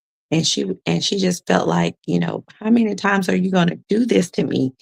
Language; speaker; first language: English; native; English